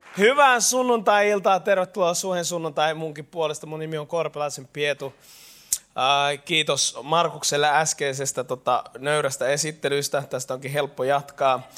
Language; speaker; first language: Finnish; native; Finnish